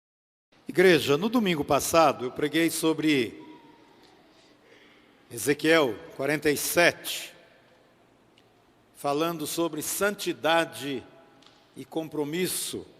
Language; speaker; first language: Portuguese; native; Portuguese